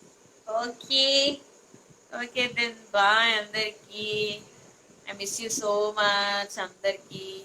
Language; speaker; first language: Telugu; native; Telugu